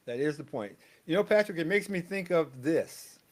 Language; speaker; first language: English; native; English